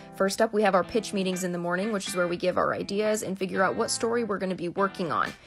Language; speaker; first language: English; native; English